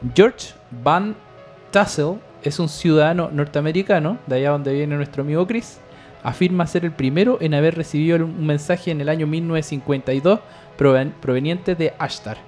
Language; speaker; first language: Spanish; non-native, fluent; English